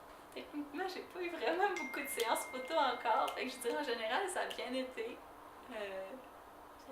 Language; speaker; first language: French; native; French